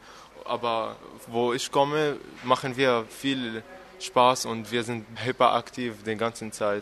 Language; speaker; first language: German; non-native, learner; Arabic